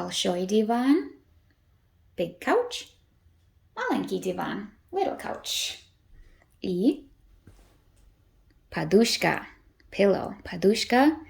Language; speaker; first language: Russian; early bilingual, heritage; Russian